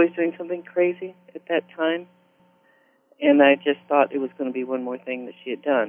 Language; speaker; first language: English; native; English